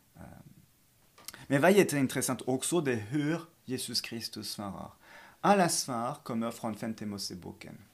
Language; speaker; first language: Swedish; non-native, fluent; French